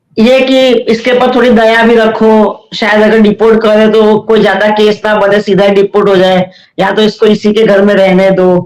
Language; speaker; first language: Hindi; native; Hindi